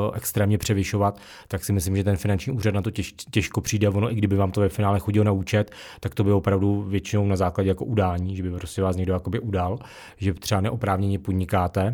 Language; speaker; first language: Czech; native; Czech